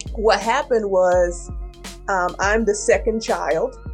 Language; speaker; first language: English; native; English